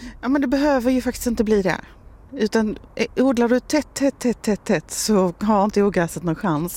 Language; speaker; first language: Swedish; native; Swedish